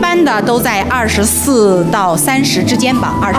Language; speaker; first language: Chinese; native; Chinese